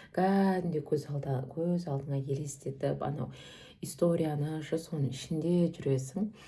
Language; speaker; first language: Kazakh; non-native, local second language; Russian